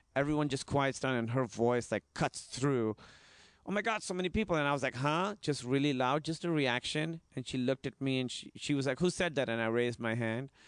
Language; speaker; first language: English; non-native, local second language; Urdu